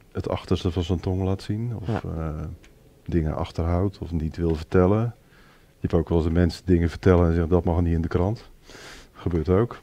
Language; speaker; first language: Dutch; native; Dutch